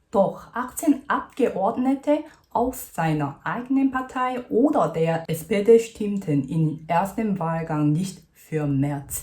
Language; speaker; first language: German; non-native, fluent; Korean